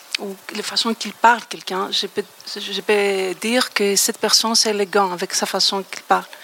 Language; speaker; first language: French; non-native, fluent; Greek